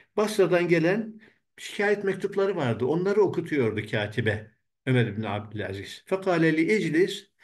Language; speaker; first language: Turkish; native; Turkish